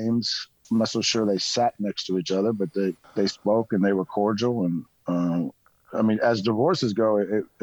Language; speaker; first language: English; native; English